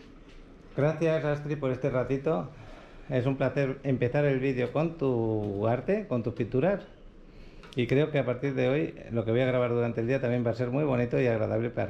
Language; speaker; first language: Spanish; native; Spanish